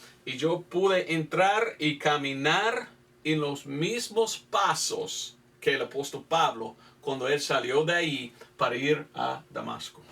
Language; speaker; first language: Spanish; non-native, fluent; English